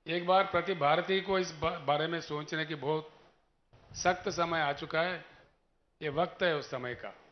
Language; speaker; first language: Hindi; non-native, local second language; Telugu